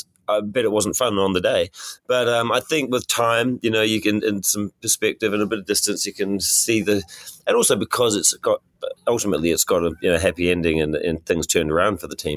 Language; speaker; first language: English; native; English